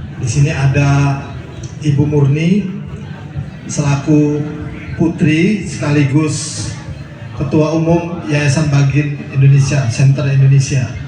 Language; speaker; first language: Indonesian; native; Indonesian